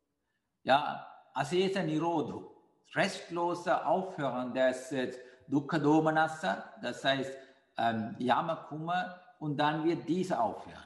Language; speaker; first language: German; non-native, fluent; Sinhala